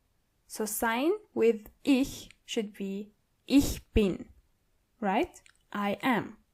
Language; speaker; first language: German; non-native, fluent; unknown